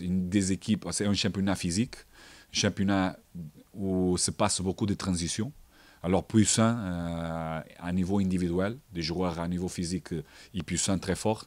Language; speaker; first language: French; non-native, fluent; Portuguese